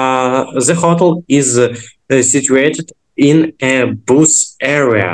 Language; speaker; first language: English; non-native, learner; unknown